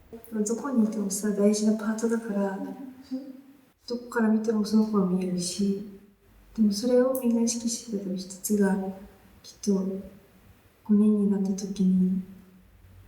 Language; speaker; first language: Japanese; native; Japanese